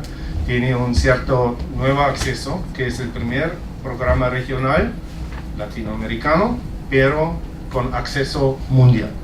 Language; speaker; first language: Spanish; non-native, fluent; German